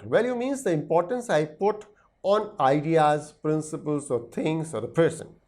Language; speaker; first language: English; non-native, local second language; Hindi